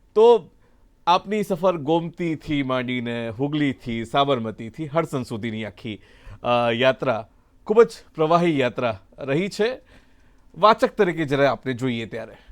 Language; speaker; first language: Gujarati; native; Gujarati